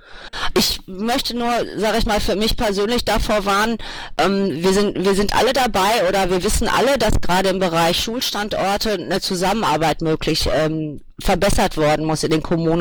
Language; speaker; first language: German; native; German